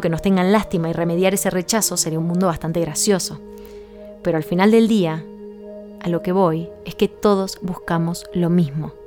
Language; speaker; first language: Spanish; native; Spanish